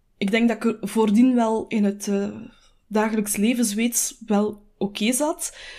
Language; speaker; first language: Dutch; native; Dutch